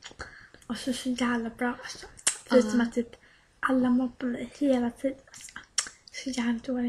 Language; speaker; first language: Swedish; native; Swedish